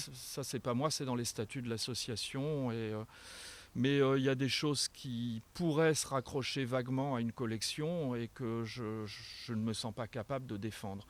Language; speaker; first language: French; native; French